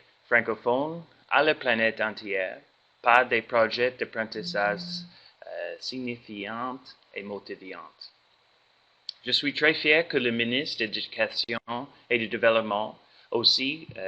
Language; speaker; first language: French; non-native, learner; English